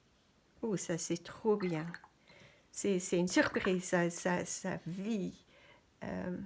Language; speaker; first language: French; non-native, fluent; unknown